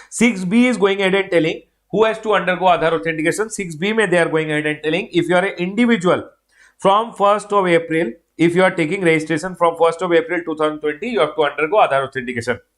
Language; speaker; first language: English; non-native, local second language; Hindi